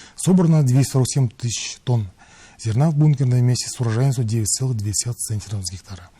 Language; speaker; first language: Russian; non-native, local second language; Kazakh